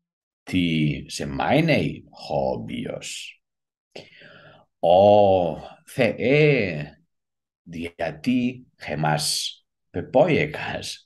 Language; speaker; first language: Greek; non-native, learner; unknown